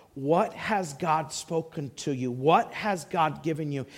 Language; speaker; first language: English; native; English